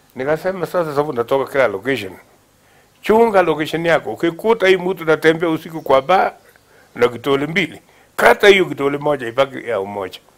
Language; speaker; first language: Swahili; non-native, local second language; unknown